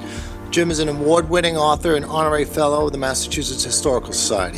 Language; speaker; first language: English; native; English